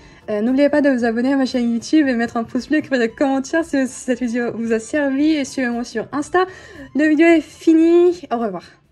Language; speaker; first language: French; non-native, fluent; Turkish